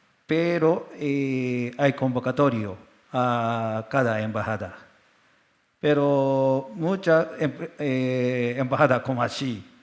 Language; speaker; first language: Spanish; non-native, learner; Japanese